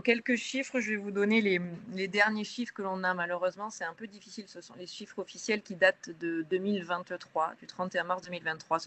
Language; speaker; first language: French; native; French